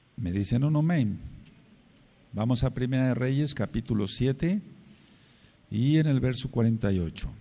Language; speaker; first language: Spanish; native; Spanish